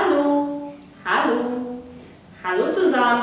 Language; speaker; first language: German; non-native, fluent; Belarusian